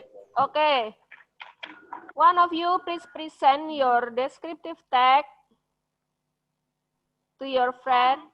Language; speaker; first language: English; non-native, fluent; Indonesian